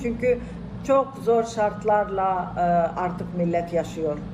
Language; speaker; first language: Turkish; non-native, fluent; Arabic